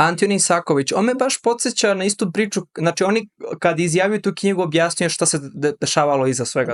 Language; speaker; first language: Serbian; early bilingual, heritage; Serbian